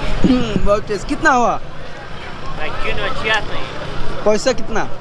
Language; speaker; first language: Hindi; non-native, learner; Bangla